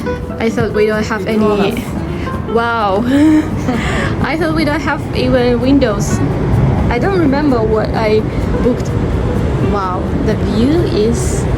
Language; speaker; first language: English; non-native, learner; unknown